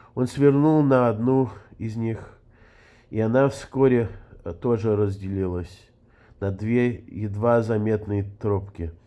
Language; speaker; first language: Russian; early bilingual, heritage; Russian